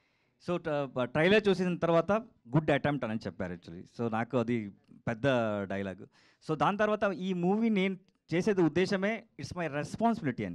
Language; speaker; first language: Telugu; non-native, learner; Kannada